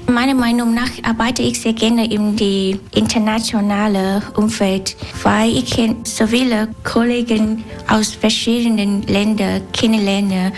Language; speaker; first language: German; non-native, learner; Vietnamese